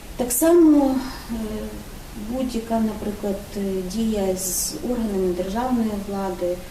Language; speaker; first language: Ukrainian; native; Ukrainian